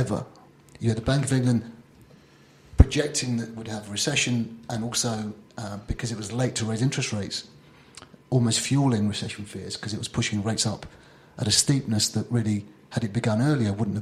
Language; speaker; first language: English; native; English